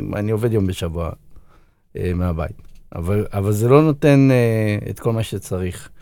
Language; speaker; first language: Hebrew; native; Hebrew